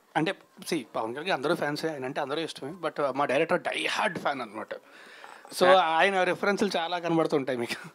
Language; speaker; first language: Telugu; native; Telugu